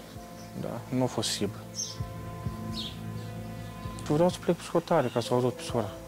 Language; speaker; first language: Romanian; non-native, local second language; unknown